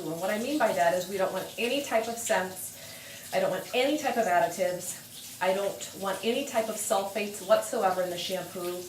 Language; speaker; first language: English; native; English